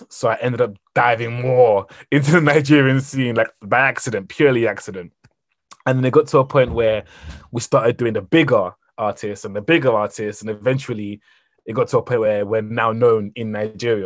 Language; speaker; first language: English; native; English